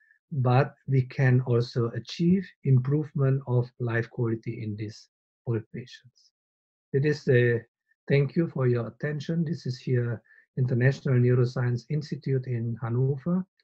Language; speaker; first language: English; non-native, fluent; Indonesian